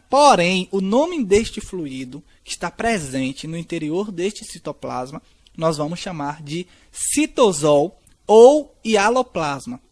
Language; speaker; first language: Portuguese; native; Portuguese